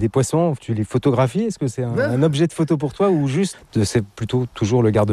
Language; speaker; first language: French; native; French